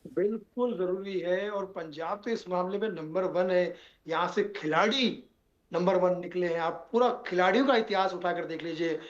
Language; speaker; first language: Hindi; native; Hindi